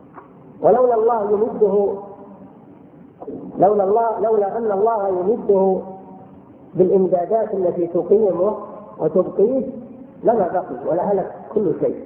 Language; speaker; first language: Arabic; native; Arabic